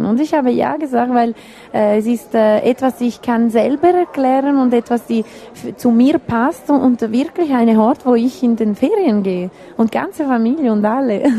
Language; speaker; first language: German; non-native, local second language; Italian